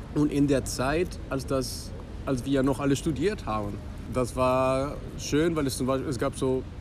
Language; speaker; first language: German; non-native, fluent; Spanish